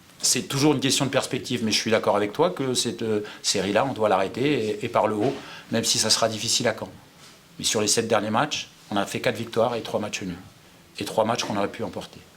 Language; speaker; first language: French; native; French